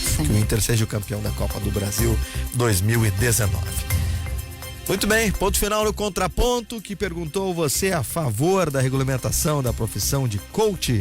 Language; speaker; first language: Portuguese; native; Portuguese